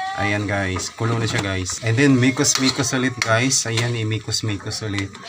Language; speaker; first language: Filipino; non-native, local second language; Cebuano